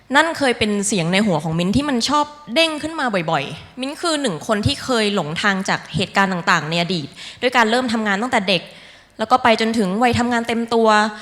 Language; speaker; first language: Thai; native; Thai